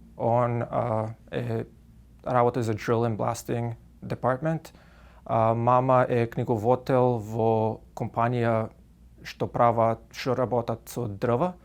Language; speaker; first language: Macedonian; native; Macedonian